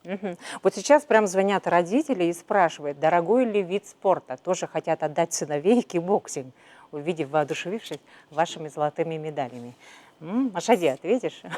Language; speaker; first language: Russian; native; Russian